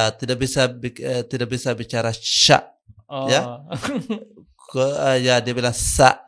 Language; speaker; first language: Indonesian; non-native, learner; Arabic